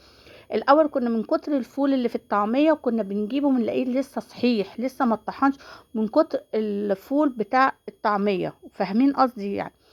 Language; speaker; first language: Arabic; native; Arabic